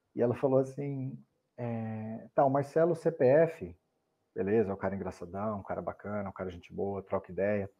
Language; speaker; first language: Portuguese; native; Portuguese